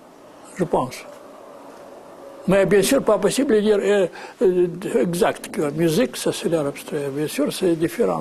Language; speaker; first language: French; non-native, fluent; Russian